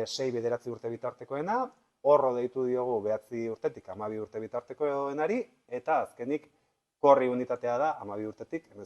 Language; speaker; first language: Basque; native; Basque